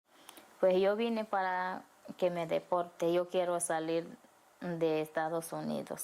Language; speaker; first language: Spanish; non-native, learner; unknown